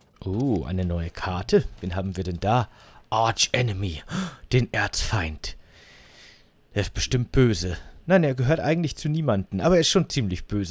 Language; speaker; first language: German; native; German